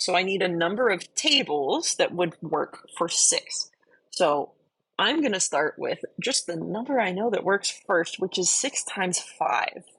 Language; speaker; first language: English; native; English